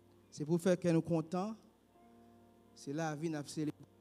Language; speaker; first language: French; native; French